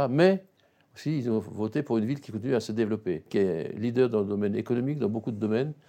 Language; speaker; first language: French; native; French